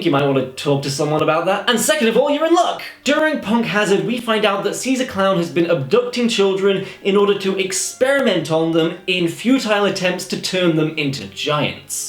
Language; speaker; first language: English; native; English